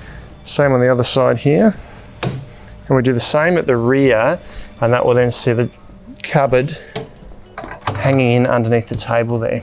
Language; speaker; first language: English; native; English